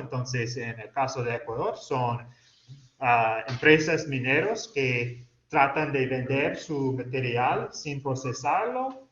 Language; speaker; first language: Spanish; non-native, fluent; English